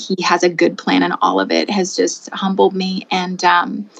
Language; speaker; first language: English; native; English